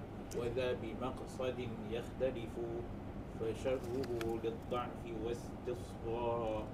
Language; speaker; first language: Arabic; non-native, learner; Malay